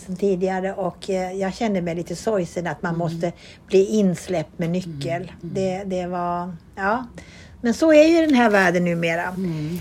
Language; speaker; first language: Swedish; native; Swedish